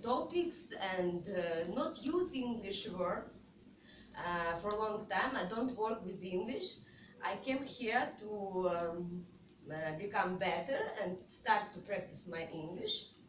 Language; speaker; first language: English; non-native, fluent; Russian